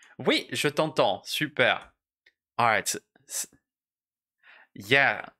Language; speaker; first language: French; native; French